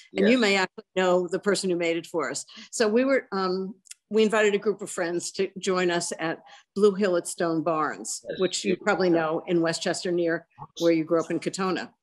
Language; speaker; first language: English; native; English